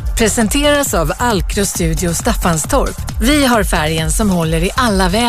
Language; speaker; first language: Swedish; native; Swedish